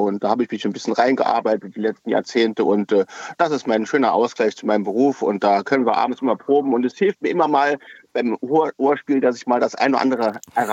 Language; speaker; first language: German; native; German